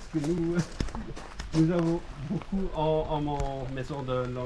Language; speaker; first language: French; non-native, learner; Dutch